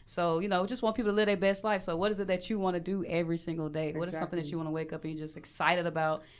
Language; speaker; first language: English; native; English